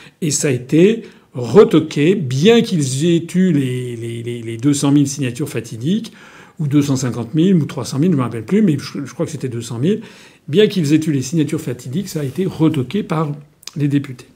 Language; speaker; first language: French; native; French